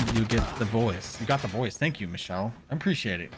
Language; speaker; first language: English; native; English